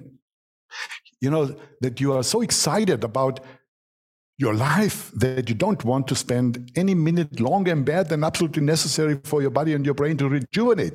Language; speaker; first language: English; non-native, fluent; German